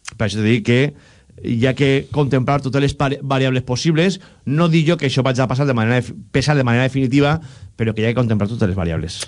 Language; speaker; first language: Catalan; native; Catalan